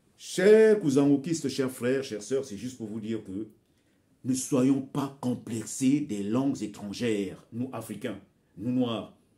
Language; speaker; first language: French; non-native, local second language; Bembe